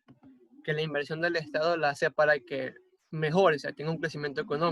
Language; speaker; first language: Spanish; native; Spanish